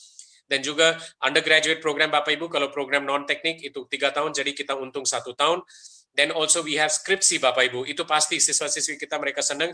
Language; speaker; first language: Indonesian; non-native, fluent; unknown